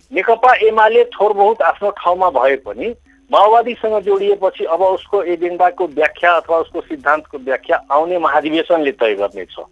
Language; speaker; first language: Nepali; non-native, local second language; Maithili